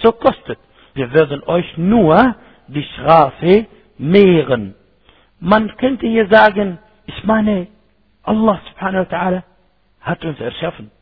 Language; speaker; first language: German; non-native, fluent; Arabic